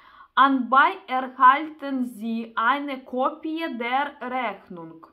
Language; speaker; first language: German; non-native, learner; Russian